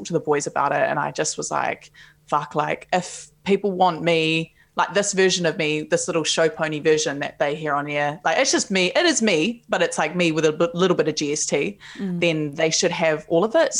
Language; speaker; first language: English; native; English